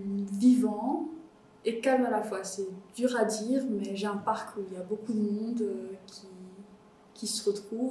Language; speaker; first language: French; non-native, local second language; Malagasy